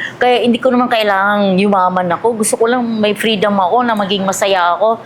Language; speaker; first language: Filipino; non-native, local second language; Cebuano